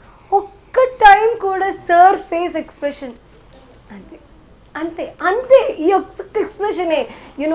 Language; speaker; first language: Telugu; non-native, learner; Malayalam